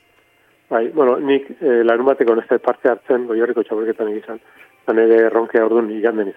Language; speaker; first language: Basque; native; Basque